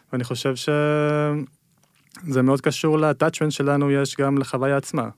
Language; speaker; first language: Hebrew; early bilingual, other home language; Spanish